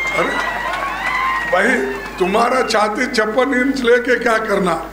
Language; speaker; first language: Hindi; non-native, local second language; Kannada